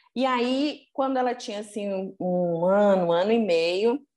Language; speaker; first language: Portuguese; native; Portuguese